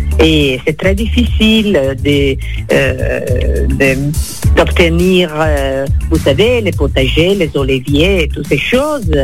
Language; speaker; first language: French; non-native, fluent; Italian